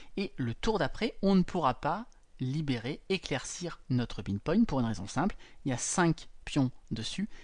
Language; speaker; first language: French; native; French